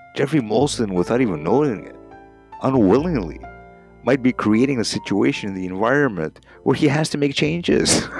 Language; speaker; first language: English; native; English